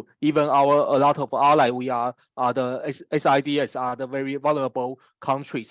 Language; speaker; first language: English; non-native, fluent; Chinese